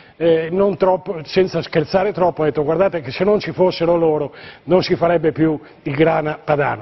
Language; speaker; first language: Italian; native; Italian